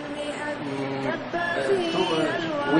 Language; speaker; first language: English; non-native, learner; Arabic